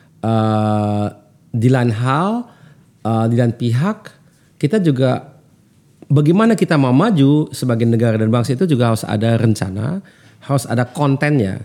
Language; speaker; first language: Indonesian; early bilingual, heritage; German